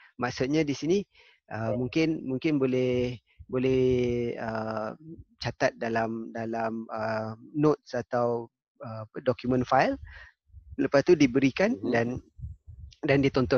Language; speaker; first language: Malay; native; Malay